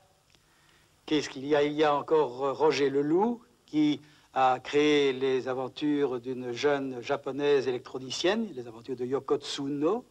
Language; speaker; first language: French; native; French